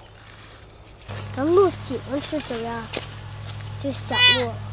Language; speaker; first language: Chinese; native; Chinese